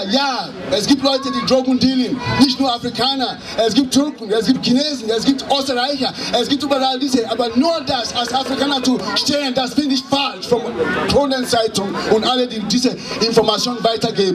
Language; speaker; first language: German; non-native, fluent; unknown